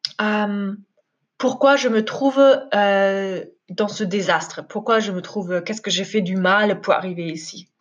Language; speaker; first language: French; non-native, fluent; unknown